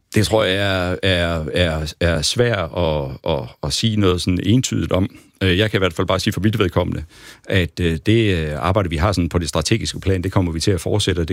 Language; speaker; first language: Danish; native; Danish